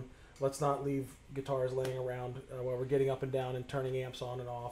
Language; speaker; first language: English; native; English